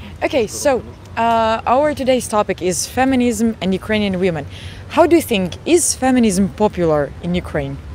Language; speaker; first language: English; non-native, fluent; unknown